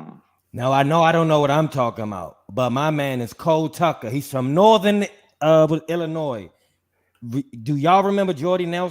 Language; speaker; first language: English; native; English